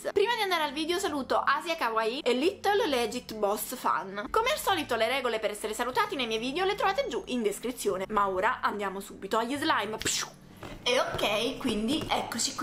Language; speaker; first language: Italian; native; Italian